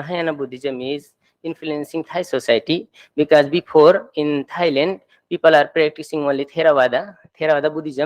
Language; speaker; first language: English; non-native, fluent; Thai